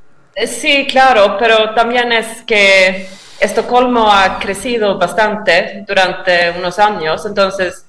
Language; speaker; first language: Spanish; non-native, fluent; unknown